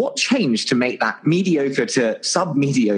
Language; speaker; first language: English; native; English